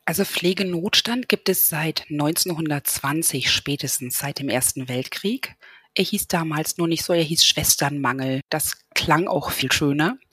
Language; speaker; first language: German; native; German